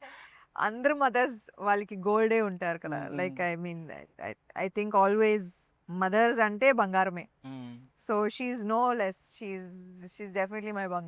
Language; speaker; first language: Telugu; non-native, local second language; Tamil